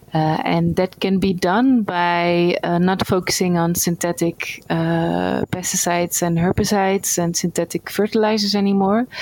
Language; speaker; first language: English; non-native, fluent; Dutch